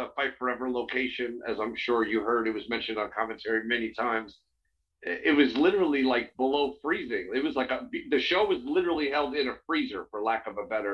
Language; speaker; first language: English; native; English